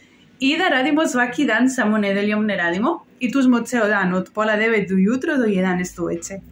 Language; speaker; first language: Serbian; non-native, learner; Spanish